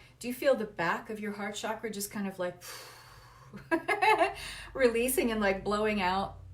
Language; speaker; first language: English; native; English